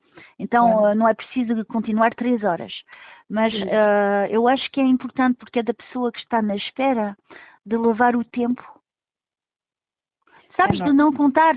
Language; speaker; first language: Portuguese; early bilingual, heritage; Portuguese